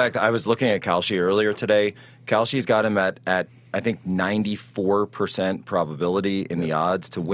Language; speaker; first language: English; native; English